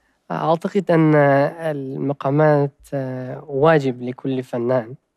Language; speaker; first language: Arabic; non-native, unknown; Albanian